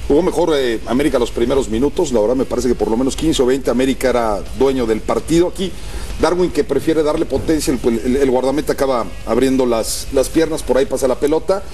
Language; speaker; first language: Spanish; native; Spanish